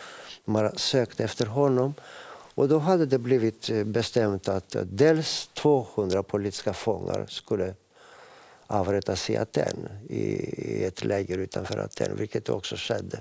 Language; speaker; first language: Swedish; non-native, fluent; Greek